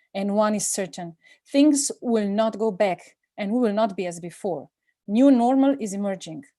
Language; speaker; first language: English; non-native, fluent; Slovenian